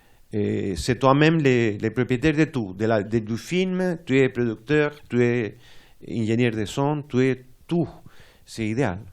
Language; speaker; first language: French; non-native, fluent; Spanish